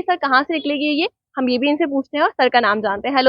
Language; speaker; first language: Hindi; native; Hindi